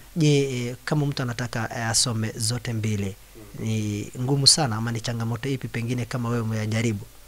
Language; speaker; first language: Swahili; non-native, local second language; Somali